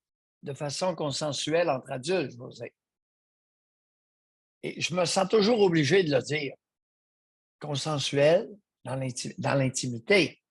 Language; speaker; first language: French; native; French